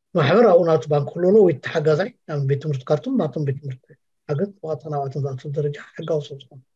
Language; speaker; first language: Tigrinya; native; Tigrinya